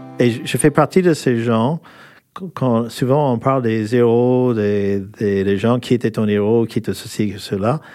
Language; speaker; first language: French; non-native, fluent; English